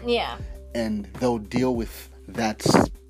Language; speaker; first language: English; non-native, local second language; Nyanja